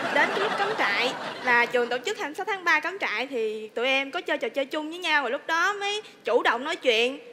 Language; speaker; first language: Vietnamese; native; Vietnamese